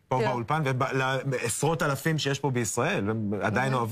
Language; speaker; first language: Hebrew; native; Hebrew